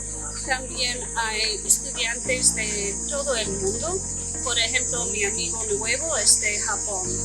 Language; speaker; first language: Spanish; non-native, fluent; English